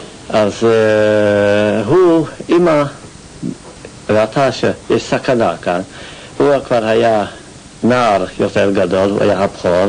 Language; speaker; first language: Hebrew; non-native, fluent; Yiddish